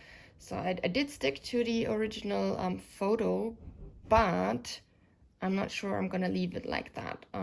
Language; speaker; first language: English; non-native, fluent; German